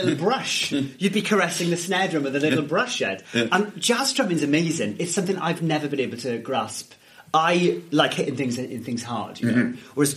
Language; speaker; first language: English; non-native, local second language; Welsh